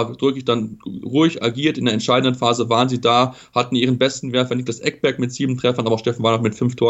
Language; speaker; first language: German; native; German